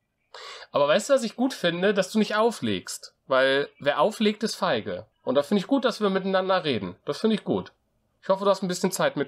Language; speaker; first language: German; native; German